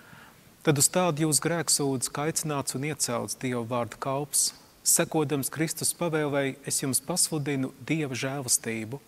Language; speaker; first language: Latvian; native; Latvian